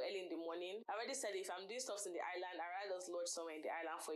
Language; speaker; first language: English; non-native, local second language; Igbo